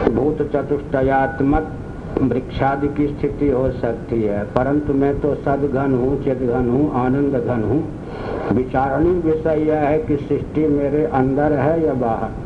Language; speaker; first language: Hindi; non-native, local second language; Maithili